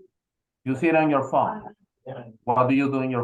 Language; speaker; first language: English; non-native, fluent; Spanish